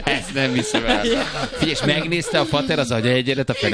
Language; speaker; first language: Hungarian; native; Hungarian